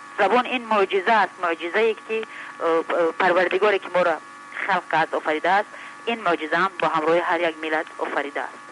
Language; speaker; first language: Persian; native; Persian